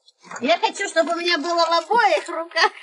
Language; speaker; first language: Russian; native; Russian